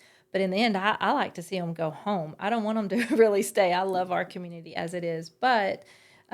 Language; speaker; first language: English; native; English